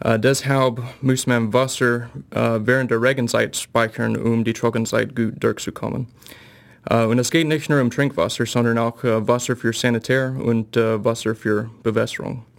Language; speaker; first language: German; non-native, fluent; English